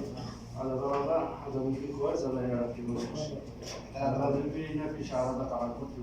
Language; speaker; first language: Arabic; non-native, learner; Bangla